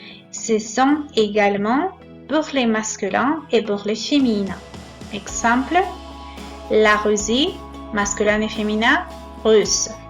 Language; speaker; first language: French; non-native, fluent; Spanish